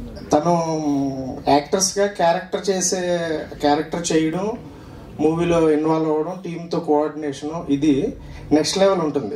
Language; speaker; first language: Telugu; native; Telugu